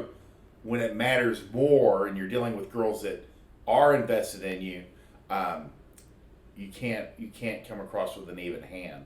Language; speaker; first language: English; native; English